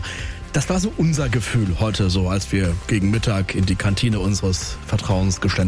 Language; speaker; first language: German; native; German